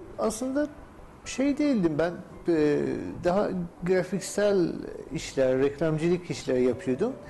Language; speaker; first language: Turkish; non-native, fluent; Persian